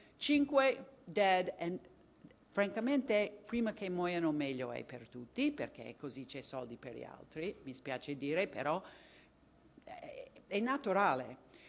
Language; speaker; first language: Italian; non-native, fluent; English